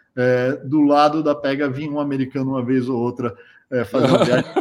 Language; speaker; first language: Portuguese; native; Portuguese